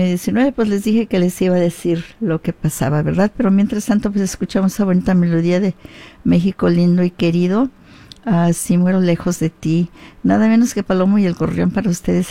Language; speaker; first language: Spanish; early bilingual, heritage; Spanish